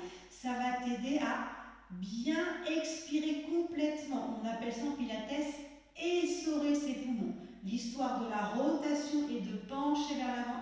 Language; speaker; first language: French; native; French